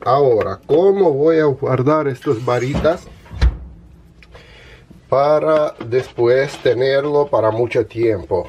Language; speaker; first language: Spanish; non-native, learner; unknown